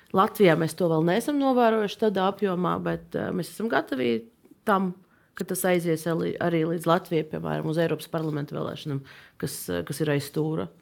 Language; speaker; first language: Latvian; native; Latvian